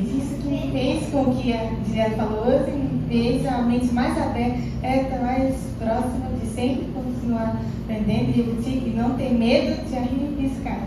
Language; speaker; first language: Portuguese; non-native, fluent; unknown